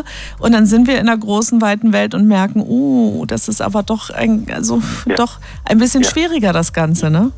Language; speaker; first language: German; native; German